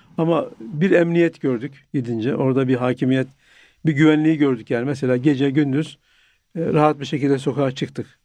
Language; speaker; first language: Turkish; native; Turkish